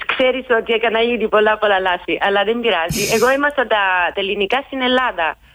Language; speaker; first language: Greek; non-native, fluent; Italian